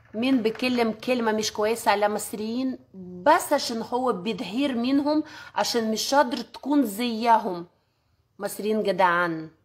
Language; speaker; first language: Arabic; non-native, learner; Russian